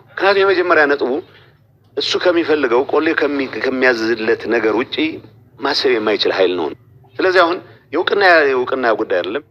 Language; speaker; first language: Amharic; non-native, local second language; Tigrinya